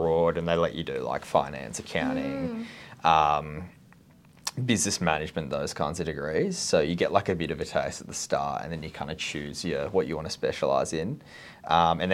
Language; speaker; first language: English; native; English